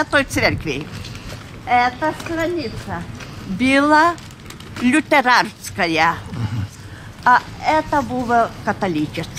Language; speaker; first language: Russian; non-native, learner; Lithuanian